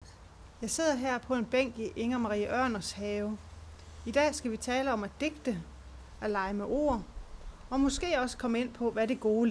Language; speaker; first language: Danish; native; Danish